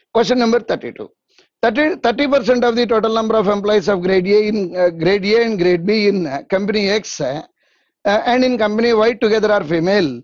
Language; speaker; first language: English; non-native, local second language; Telugu